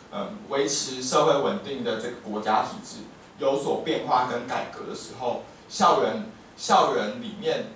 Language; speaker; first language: Chinese; native; Chinese